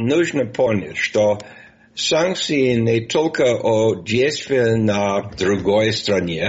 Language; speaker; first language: Russian; non-native, fluent; English